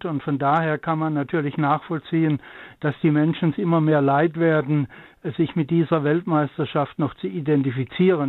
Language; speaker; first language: German; native; German